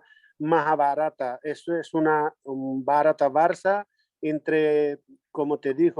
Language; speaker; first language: Spanish; non-native, learner; Nepali